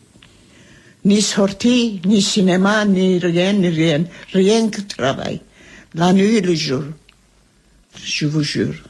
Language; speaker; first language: French; non-native, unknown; Armenian